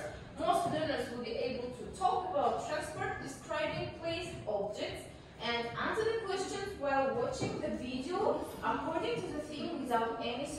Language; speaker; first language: English; non-native, learner; Kazakh